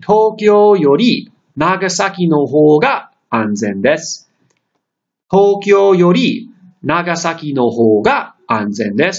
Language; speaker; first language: Japanese; non-native, fluent; English